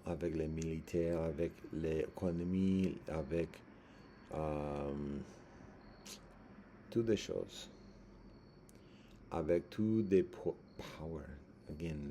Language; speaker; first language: French; non-native, learner; English